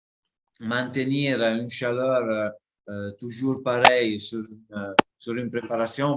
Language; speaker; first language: French; non-native, fluent; Italian